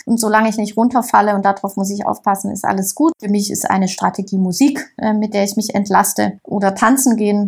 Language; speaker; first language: German; native; German